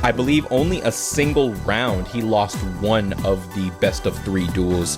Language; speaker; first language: English; native; English